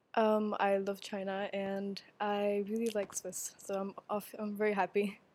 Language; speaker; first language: English; non-native, fluent; Indonesian